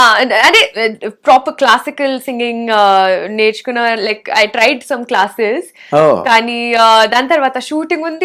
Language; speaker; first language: Telugu; non-native, learner; Hindi